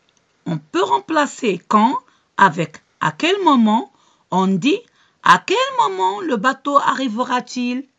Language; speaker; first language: French; non-native, local second language; Arabic